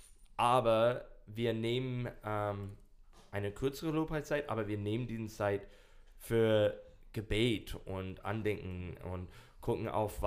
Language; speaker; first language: German; non-native, learner; English